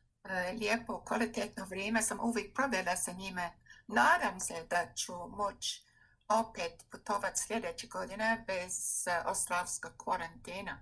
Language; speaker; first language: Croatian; non-native, fluent; English